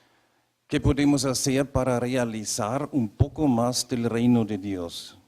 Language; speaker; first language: Spanish; non-native, fluent; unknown